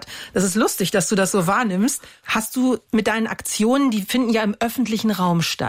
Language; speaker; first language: German; native; German